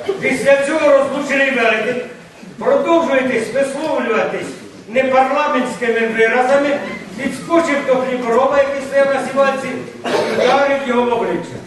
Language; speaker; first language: Ukrainian; native; Ukrainian